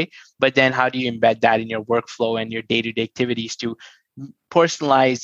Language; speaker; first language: English; non-native, local second language; Hindi